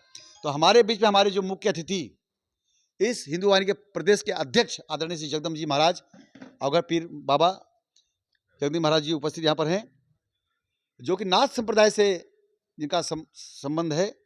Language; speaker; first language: Hindi; native; Hindi